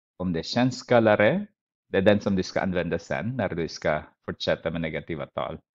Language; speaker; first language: Swedish; non-native, fluent; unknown